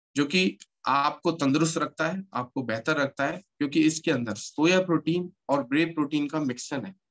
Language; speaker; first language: Hindi; native; Hindi